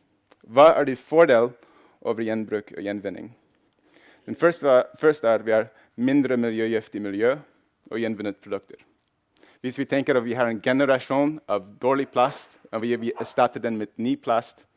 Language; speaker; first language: Norwegian; non-native, fluent; English